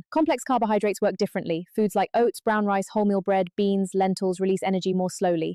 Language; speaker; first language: English; non-native, fluent; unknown